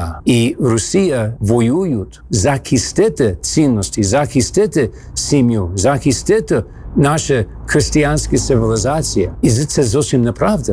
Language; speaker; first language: Ukrainian; early bilingual, heritage; English